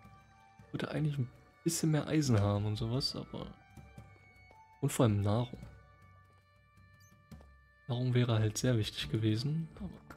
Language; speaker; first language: German; native; German